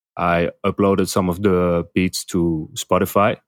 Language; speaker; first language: English; non-native, fluent; Dutch